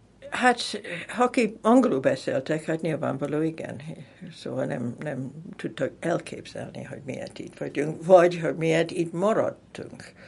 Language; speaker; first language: Hungarian; non-native, fluent; English